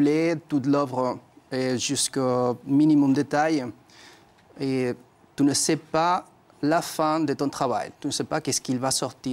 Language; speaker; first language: French; non-native, fluent; Spanish